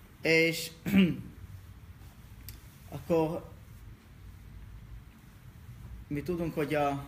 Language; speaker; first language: Hungarian; non-native, learner; Hebrew